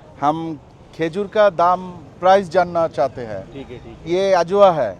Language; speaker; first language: Hindi; non-native, learner; Bangla